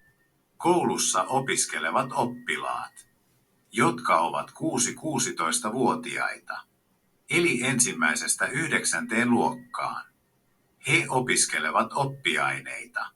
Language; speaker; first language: Finnish; non-native, learner; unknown